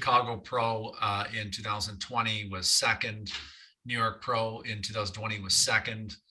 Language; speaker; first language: English; native; English